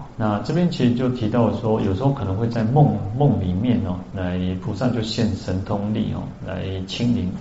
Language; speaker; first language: Chinese; native; Chinese